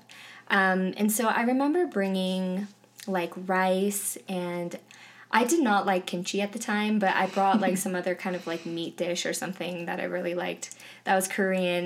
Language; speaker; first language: English; native; English